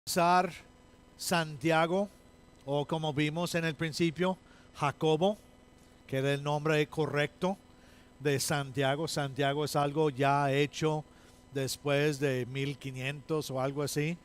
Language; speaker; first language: Spanish; non-native, fluent; English